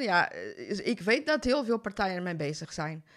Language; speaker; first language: Dutch; non-native, fluent; Portuguese